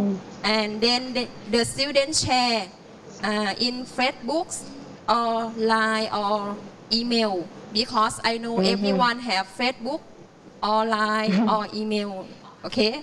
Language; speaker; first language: English; non-native, learner; Thai